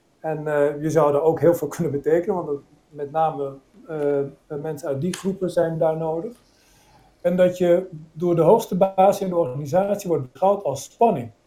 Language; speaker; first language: Dutch; early bilingual, other home language; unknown